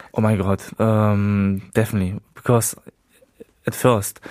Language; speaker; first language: English; early bilingual, heritage; Korean